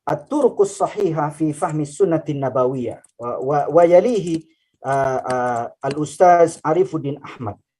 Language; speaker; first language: Arabic; non-native, fluent; Indonesian